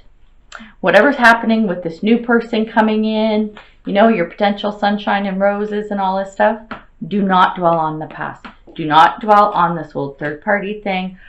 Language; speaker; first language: English; native; English